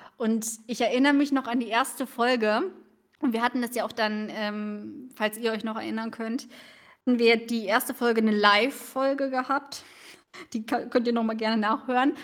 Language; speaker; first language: German; early bilingual, other home language; Russian